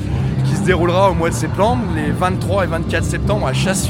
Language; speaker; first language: French; native; French